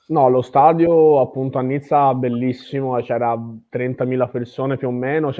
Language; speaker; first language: Italian; native; Italian